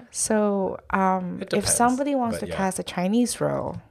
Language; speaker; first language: English; non-native, fluent; Chinese